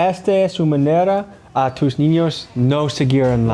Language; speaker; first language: Spanish; non-native, learner; English